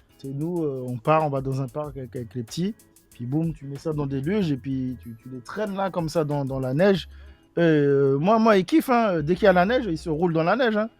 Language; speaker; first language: French; native; French